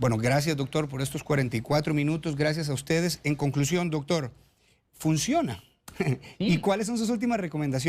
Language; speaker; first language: Spanish; native; Spanish